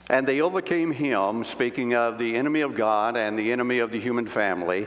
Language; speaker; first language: English; native; English